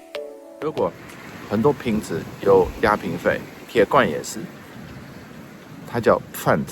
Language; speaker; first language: Chinese; non-native, fluent; Dutch